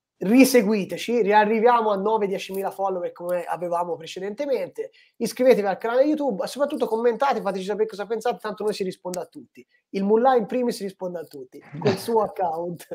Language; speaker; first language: Italian; native; Italian